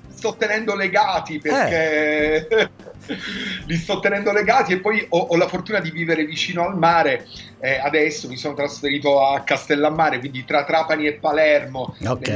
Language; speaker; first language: Italian; native; Italian